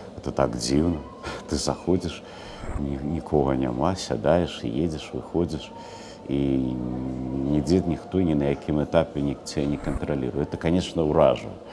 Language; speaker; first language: Belarusian; native; Belarusian